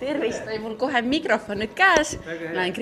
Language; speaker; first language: Estonian; native; Estonian